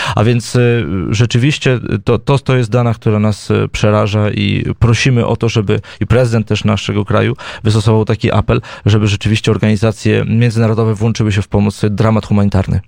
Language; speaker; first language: Polish; native; Polish